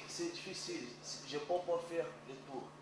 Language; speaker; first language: French; non-native, learner; Portuguese